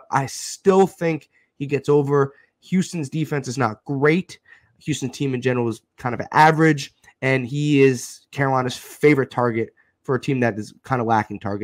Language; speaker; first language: English; native; English